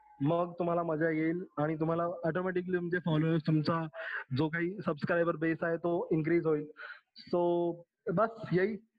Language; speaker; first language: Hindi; non-native, local second language; Marathi